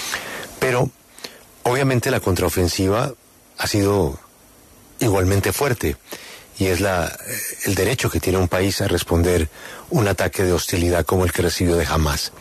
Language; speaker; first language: Spanish; native; Spanish